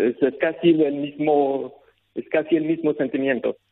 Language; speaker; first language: Spanish; non-native, learner; Arabic